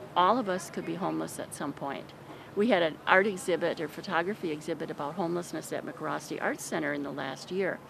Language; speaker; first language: English; native; English